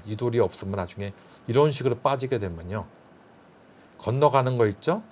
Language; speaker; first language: Korean; native; Korean